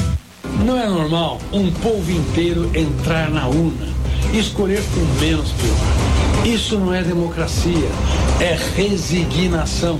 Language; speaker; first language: Portuguese; native; Portuguese